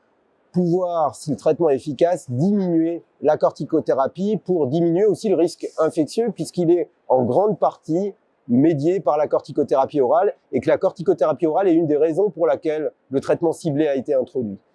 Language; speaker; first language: French; native; French